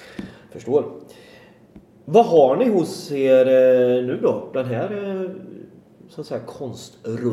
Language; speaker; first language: Swedish; native; Swedish